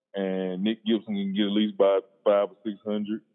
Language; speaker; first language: English; native; English